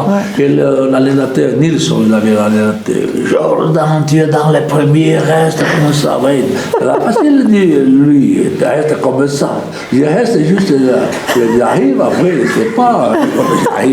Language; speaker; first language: French; non-native, local second language; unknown